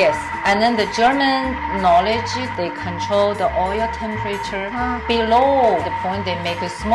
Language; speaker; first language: English; non-native, learner; Chinese